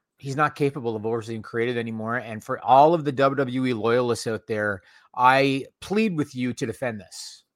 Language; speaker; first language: English; native; English